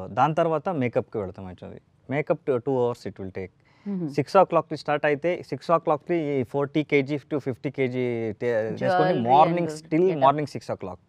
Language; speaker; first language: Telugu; non-native, learner; Kannada